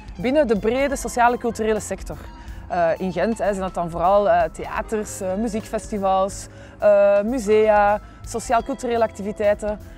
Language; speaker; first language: Dutch; native; Dutch